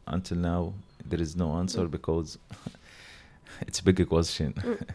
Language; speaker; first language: English; non-native, learner; Arabic